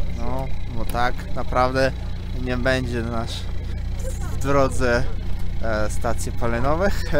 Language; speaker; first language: Polish; non-native, learner; Russian